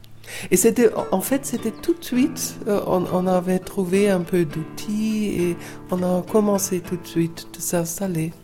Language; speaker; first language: French; non-native, fluent; German